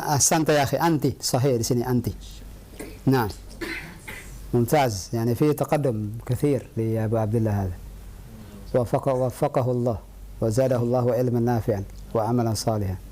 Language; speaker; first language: Arabic; non-native, fluent; Indonesian